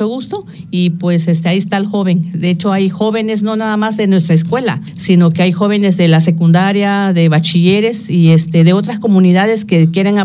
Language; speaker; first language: Spanish; non-native, local second language; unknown